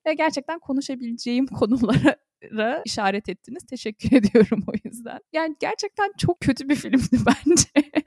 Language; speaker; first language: Turkish; native; Turkish